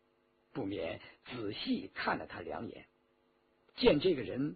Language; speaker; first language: Chinese; native; Chinese